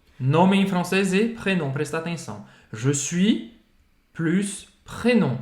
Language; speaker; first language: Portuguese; non-native, fluent; French